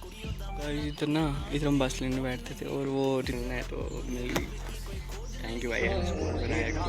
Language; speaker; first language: Hindi; native; Hindi